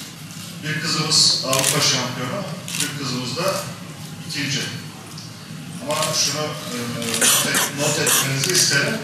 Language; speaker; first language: Turkish; native; Turkish